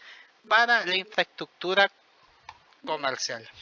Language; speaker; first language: Spanish; native; Spanish